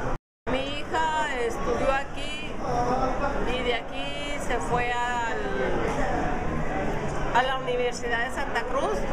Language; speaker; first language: Spanish; non-native, local second language; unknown